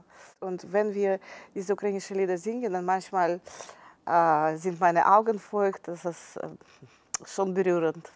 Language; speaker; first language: German; non-native, fluent; Ukrainian